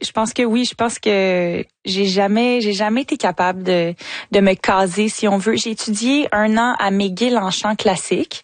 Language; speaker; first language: French; native; French